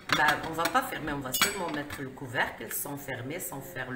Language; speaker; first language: French; non-native, local second language; Arabic